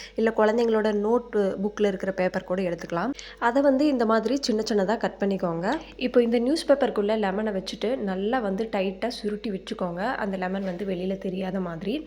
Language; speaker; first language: Tamil; native; Tamil